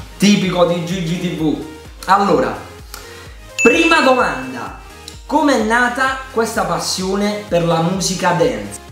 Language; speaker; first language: Italian; native; Italian